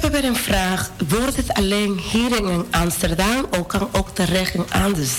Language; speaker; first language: Dutch; non-native, fluent; Spanish